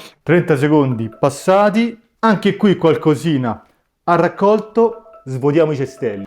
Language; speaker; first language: Italian; native; Italian